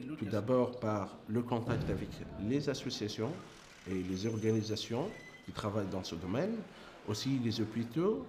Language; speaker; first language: French; non-native, local second language; Arabic